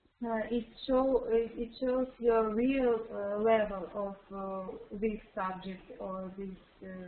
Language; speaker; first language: English; non-native, learner; Russian